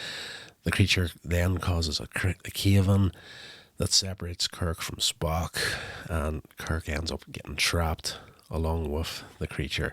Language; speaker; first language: English; native; English